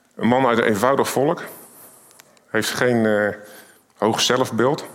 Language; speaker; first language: Dutch; native; Dutch